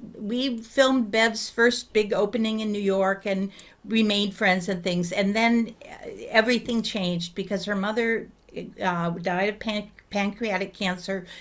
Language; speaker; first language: English; native; English